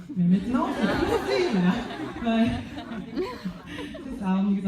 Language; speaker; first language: French; non-native, fluent; Korean